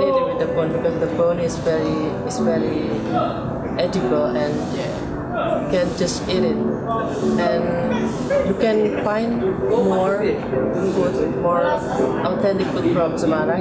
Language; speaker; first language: English; non-native, learner; Indonesian